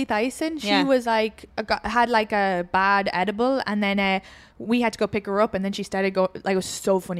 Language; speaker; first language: English; native; English